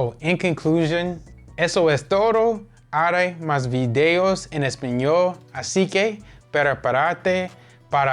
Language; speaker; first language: Spanish; non-native, learner; English